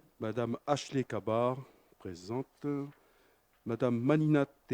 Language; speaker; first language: French; native; French